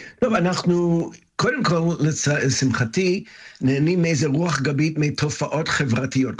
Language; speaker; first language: Hebrew; non-native, fluent; English